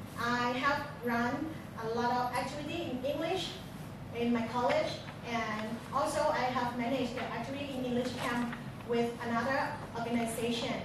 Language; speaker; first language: English; non-native, fluent; Thai